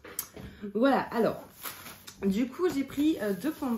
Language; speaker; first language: French; native; French